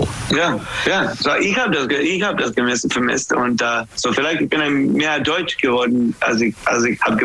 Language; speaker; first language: German; non-native, fluent; English